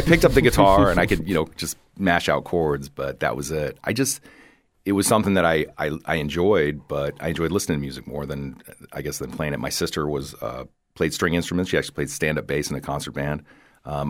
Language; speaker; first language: English; native; English